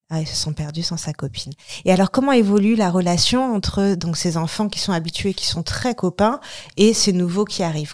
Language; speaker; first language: French; native; French